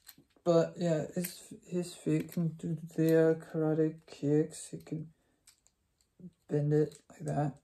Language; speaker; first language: English; native; English